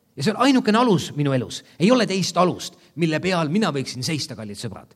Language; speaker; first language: Estonian; native; Estonian